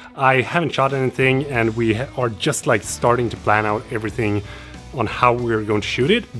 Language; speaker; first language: English; non-native, fluent; Swedish